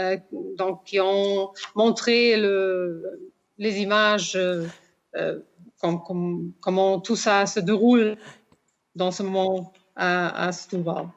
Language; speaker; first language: French; non-native, fluent; Portuguese